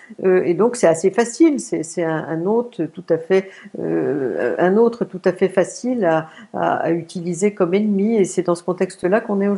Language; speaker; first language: French; native; French